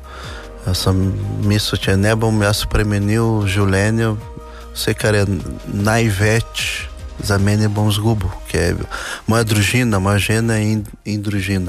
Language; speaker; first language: Slovenian; non-native, learner; Portuguese